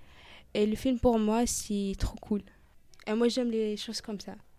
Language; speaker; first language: French; non-native, learner; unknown